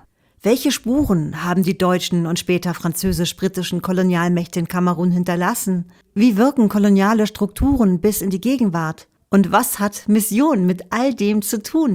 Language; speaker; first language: German; native; German